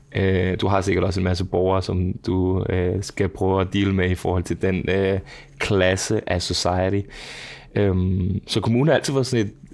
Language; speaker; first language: Danish; early bilingual, other home language; Serbian